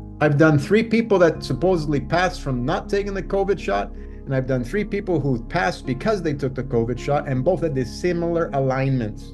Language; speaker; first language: English; native; English